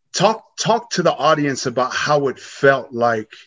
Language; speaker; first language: English; native; English